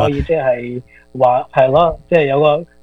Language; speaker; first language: Chinese; early bilingual, heritage; Cantonese